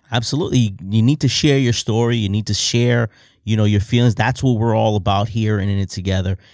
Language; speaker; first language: English; native; English